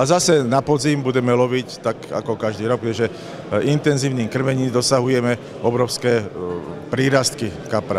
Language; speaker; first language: Slovak; native; Slovak